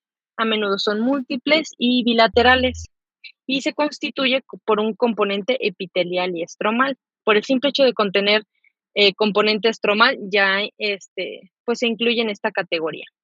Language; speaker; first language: Spanish; native; Spanish